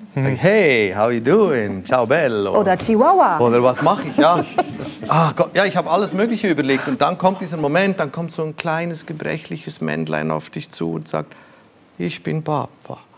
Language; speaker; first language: German; native; German